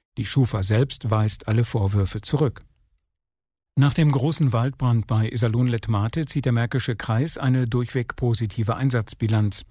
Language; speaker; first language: German; native; German